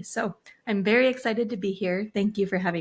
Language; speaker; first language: English; native; English